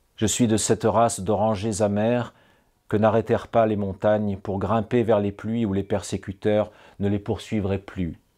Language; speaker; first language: French; native; French